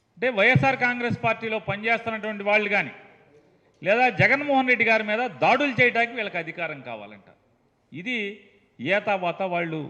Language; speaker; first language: Telugu; native; Telugu